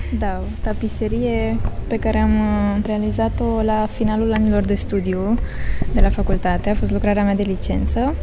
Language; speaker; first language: Romanian; native; Romanian